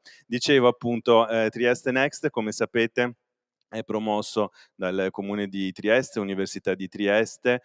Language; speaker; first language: Italian; native; Italian